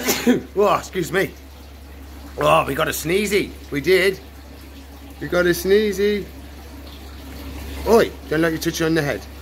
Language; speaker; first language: English; native; English